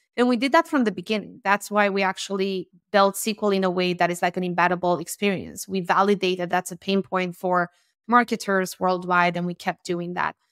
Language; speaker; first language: English; non-native, fluent; Romanian